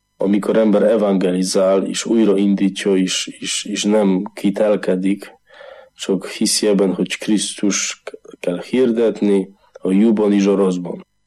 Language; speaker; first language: Hungarian; non-native, learner; Polish